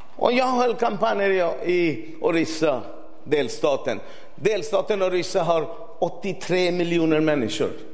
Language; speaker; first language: Swedish; non-native, fluent; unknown